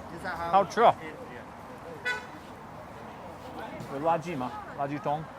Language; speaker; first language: Chinese; non-native, fluent; English